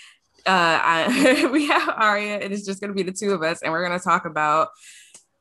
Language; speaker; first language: English; native; English